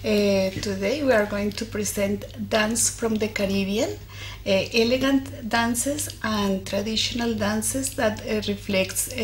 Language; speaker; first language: English; non-native, fluent; Spanish